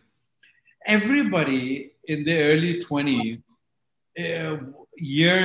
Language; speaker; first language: English; non-native, local second language; Hindi